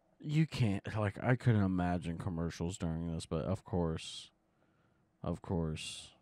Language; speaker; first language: English; native; English